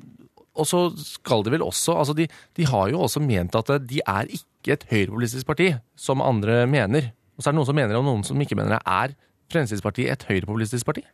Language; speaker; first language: Norwegian; native; Norwegian